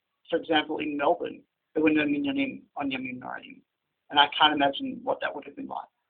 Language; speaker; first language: English; native; English